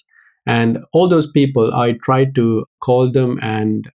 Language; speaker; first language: English; non-native, local second language; Malayalam